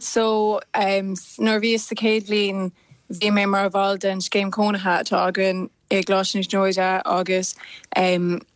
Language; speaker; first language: Irish; non-native, local second language; English